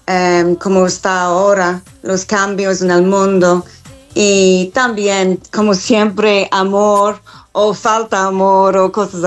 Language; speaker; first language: Spanish; non-native, fluent; English